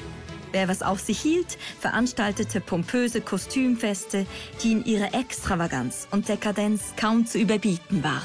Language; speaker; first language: German; native; German